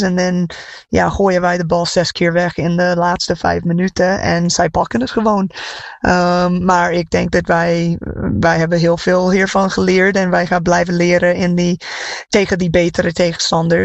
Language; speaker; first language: Dutch; non-native, fluent; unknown